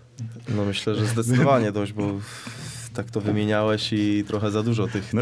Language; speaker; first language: Polish; native; Polish